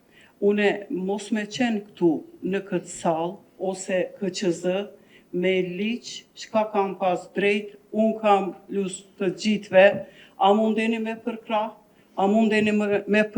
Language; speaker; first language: Albanian; non-native, local second language; Turkish